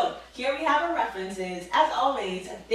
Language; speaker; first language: English; native; English